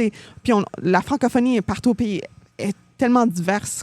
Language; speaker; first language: French; native; French